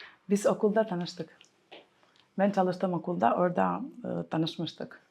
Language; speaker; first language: Turkish; non-native, fluent; Albanian